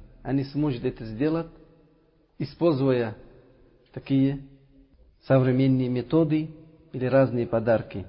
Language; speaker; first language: Russian; non-native, learner; Uzbek